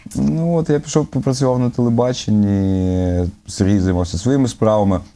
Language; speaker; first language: Ukrainian; native; Ukrainian